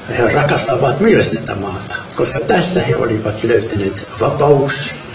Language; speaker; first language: Finnish; non-native, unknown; Arabic